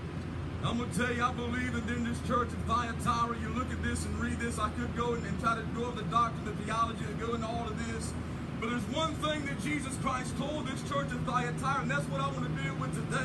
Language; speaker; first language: English; native; English